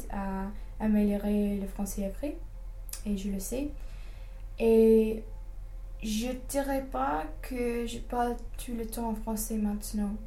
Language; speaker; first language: French; non-native, fluent; English